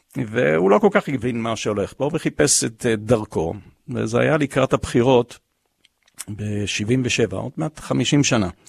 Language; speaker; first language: Hebrew; early bilingual, other home language; English